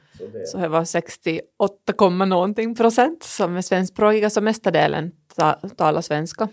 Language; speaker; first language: Swedish; non-native, local second language; Finnish